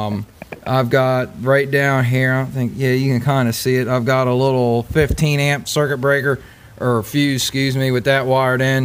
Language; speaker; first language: English; native; English